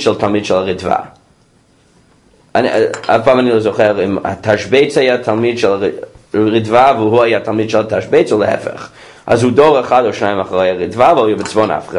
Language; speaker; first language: Hebrew; non-native, fluent; English